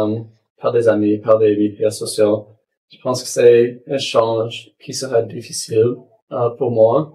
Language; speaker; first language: French; non-native, local second language; English